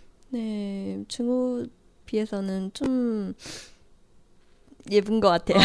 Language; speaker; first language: Korean; non-native, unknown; Chinese